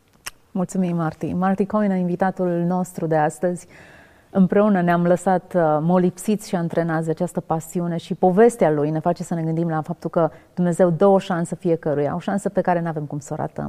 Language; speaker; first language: Romanian; native; Romanian